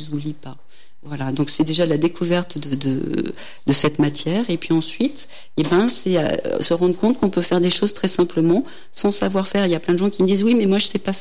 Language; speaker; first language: French; native; French